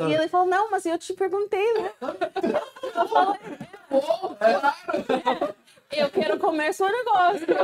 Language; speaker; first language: Portuguese; non-native, fluent; English